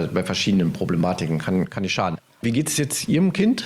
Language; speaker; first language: German; native; German